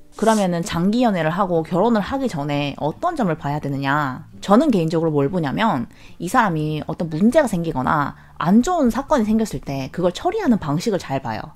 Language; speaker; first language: Korean; native; Korean